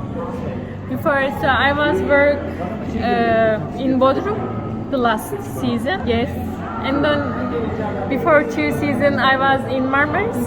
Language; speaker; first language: English; non-native, learner; Turkish